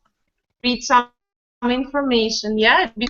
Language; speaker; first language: English; non-native, fluent; Russian